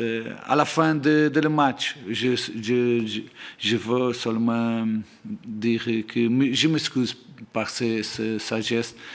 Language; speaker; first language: French; non-native, learner; Portuguese